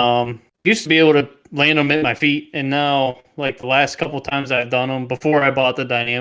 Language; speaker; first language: English; native; English